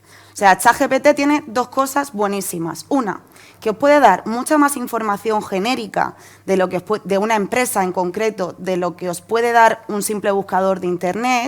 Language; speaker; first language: Spanish; native; Spanish